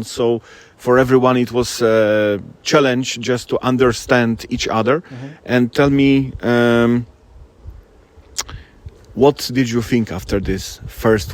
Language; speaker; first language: English; non-native, fluent; Polish